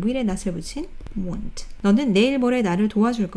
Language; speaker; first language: Korean; native; Korean